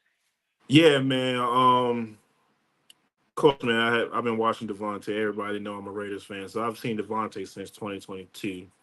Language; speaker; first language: English; native; English